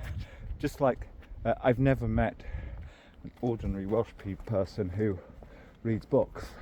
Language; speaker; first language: English; native; English